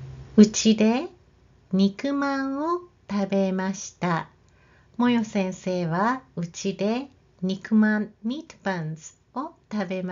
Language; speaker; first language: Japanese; non-native, learner; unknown